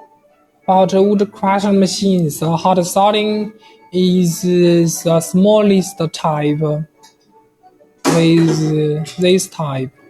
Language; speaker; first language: English; non-native, learner; Chinese